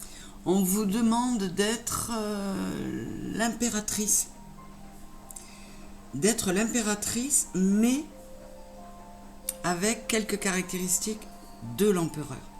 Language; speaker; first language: French; native; French